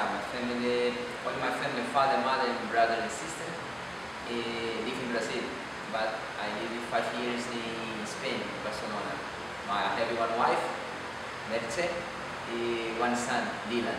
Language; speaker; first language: English; non-native, learner; Portuguese